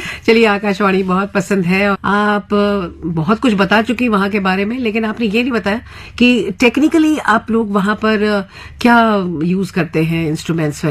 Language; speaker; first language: Hindi; native; Hindi